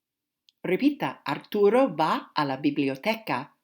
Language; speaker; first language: Spanish; non-native, fluent; English